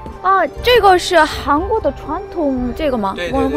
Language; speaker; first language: Chinese; non-native, learner; Korean